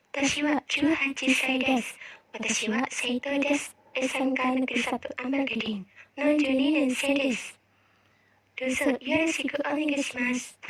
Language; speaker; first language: Japanese; non-native, learner; Indonesian